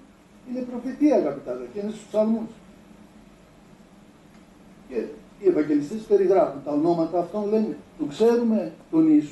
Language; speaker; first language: Greek; native; Greek